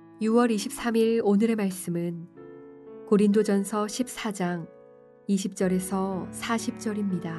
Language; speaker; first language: Korean; native; Korean